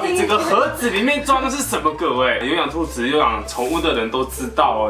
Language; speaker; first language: Chinese; native; Chinese